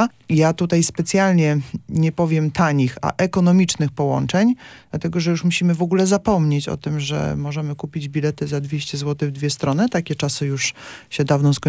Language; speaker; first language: Polish; native; Polish